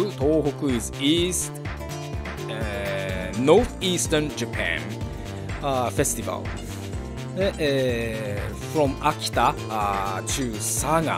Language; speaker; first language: English; non-native, learner; Japanese